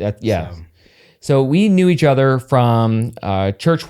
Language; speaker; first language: English; native; English